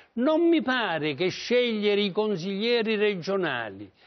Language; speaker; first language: Italian; native; Italian